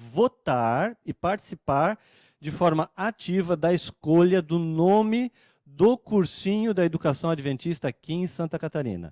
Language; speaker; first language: Portuguese; native; Portuguese